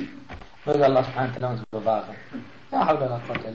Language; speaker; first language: German; non-native, fluent; Arabic